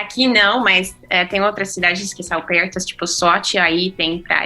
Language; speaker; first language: Portuguese; non-native, fluent; Russian